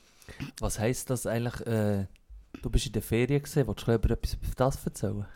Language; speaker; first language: German; native; German